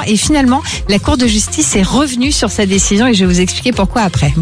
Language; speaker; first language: French; native; French